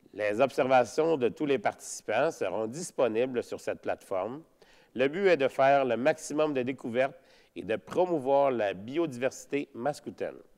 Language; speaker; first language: French; native; French